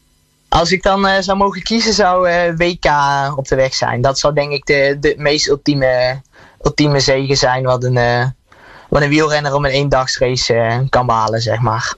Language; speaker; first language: Dutch; native; Dutch